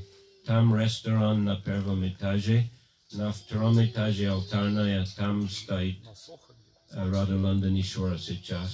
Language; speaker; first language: Russian; non-native, fluent; English